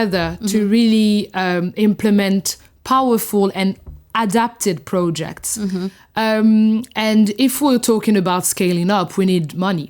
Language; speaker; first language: English; non-native, fluent; French